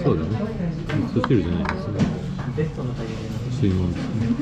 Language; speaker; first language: Japanese; native; Japanese